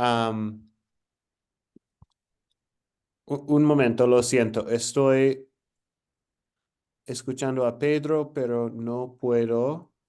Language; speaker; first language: Spanish; non-native, fluent; English